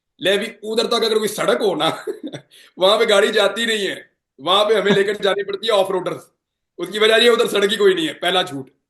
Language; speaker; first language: Urdu; non-native, local second language; Punjabi